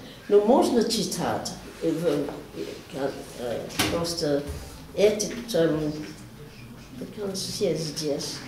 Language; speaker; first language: Russian; non-native, learner; English